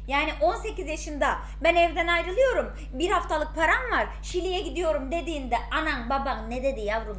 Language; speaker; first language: Turkish; native; Turkish